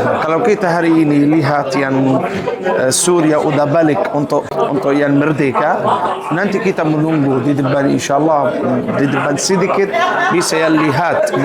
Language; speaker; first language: Indonesian; non-native, learner; Arabic